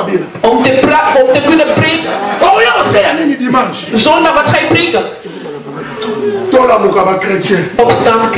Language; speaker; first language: Dutch; non-native, learner; Lingala